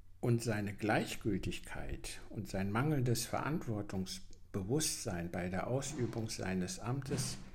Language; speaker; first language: German; native; German